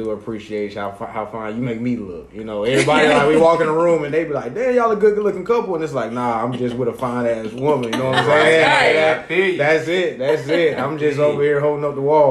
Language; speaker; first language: English; native; English